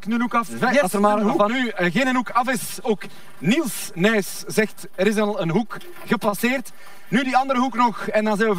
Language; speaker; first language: Dutch; native; Dutch